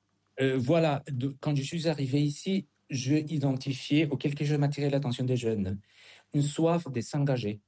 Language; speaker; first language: French; non-native, fluent; Spanish